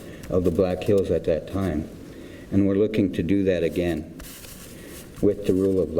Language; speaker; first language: English; native; English